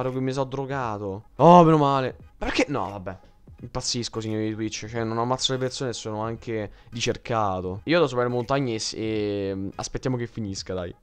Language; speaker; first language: Italian; native; Italian